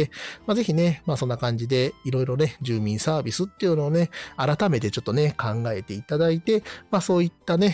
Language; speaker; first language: Japanese; native; Japanese